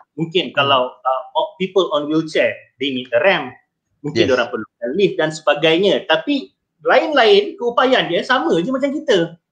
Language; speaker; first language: Malay; native; Malay